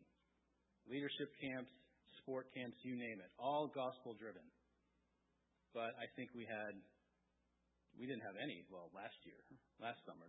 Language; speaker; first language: English; native; English